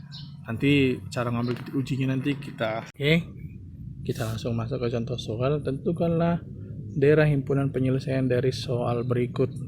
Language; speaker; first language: Indonesian; native; Indonesian